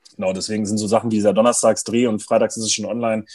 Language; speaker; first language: German; native; German